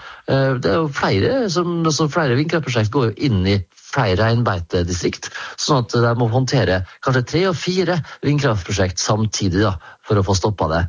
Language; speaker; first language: Norwegian; native; Norwegian